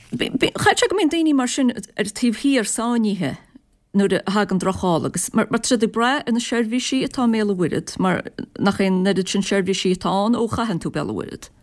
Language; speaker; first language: Irish; native; Irish